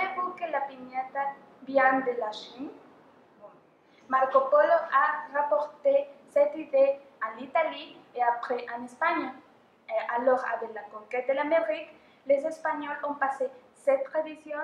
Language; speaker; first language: French; non-native, fluent; Spanish